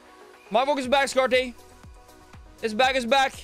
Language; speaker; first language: English; non-native, fluent; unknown